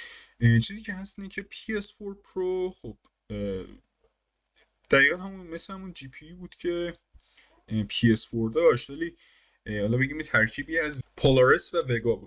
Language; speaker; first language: Persian; native; Persian